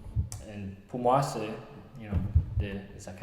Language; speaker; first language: French; non-native, learner; English